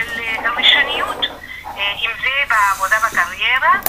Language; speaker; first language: Hebrew; non-native, fluent; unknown